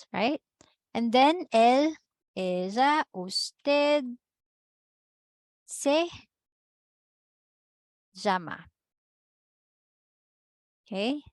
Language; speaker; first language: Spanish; non-native, fluent; Filipino